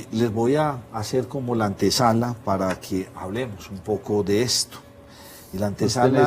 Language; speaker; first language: Spanish; native; Spanish